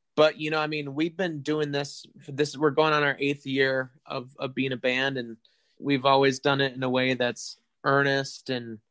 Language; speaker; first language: English; native; English